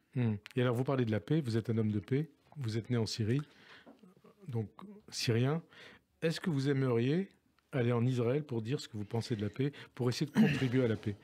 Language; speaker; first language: French; native; French